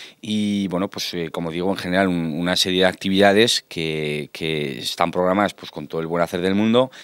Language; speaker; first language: Spanish; native; Spanish